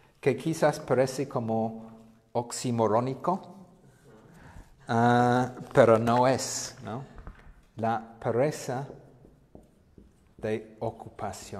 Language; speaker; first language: Spanish; non-native, fluent; English